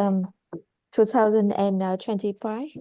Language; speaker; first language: English; non-native, learner; Vietnamese